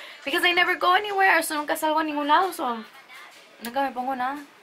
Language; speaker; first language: Spanish; early bilingual, heritage; Spanish